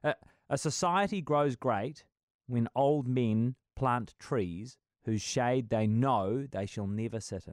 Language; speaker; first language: English; native; English